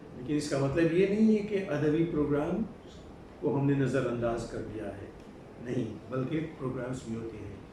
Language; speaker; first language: Urdu; non-native, fluent; Morisyen